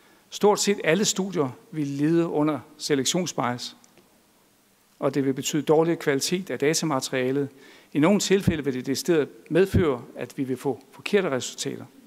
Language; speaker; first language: Danish; native; Danish